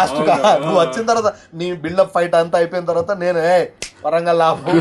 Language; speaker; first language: Telugu; native; Telugu